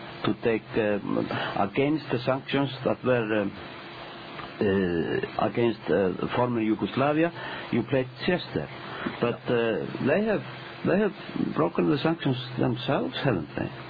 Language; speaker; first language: English; non-native, fluent; Icelandic